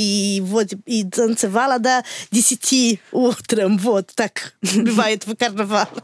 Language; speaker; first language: Russian; non-native, learner; Portuguese